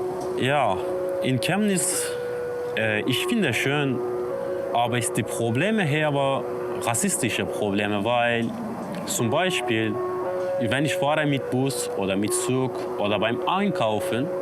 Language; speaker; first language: German; non-native, learner; Kurdish